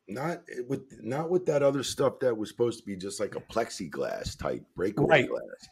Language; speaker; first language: English; native; English